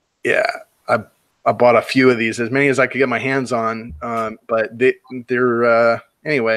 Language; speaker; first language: English; native; English